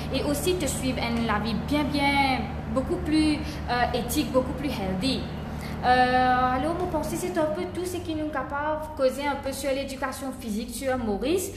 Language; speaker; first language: French; non-native, local second language; Morisyen